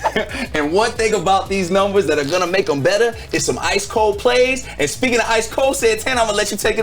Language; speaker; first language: English; native; English